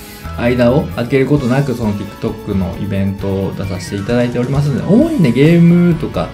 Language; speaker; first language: Japanese; native; Japanese